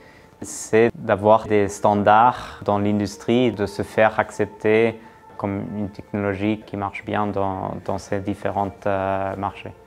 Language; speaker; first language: French; non-native, fluent; German